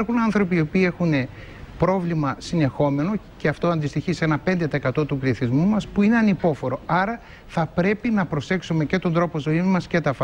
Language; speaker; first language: Greek; native; Greek